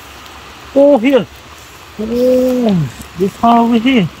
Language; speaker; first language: English; non-native, learner; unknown